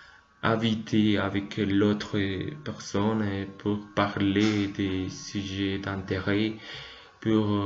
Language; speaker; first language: French; non-native, learner; Spanish